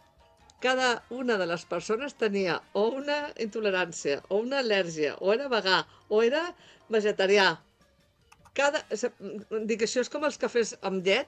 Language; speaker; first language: Catalan; native; Catalan